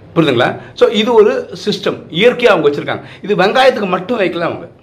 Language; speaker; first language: Tamil; native; Tamil